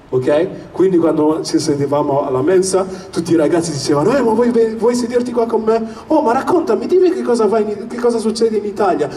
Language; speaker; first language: Italian; early bilingual, other home language; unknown